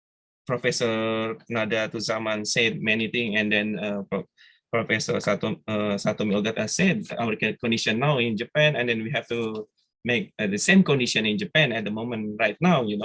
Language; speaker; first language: English; non-native, fluent; Indonesian